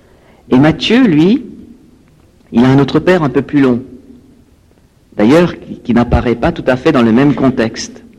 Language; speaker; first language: French; native; French